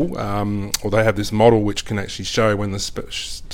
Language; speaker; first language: English; native; English